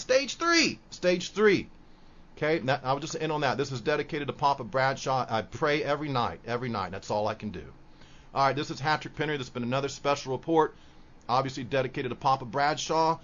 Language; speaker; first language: English; native; English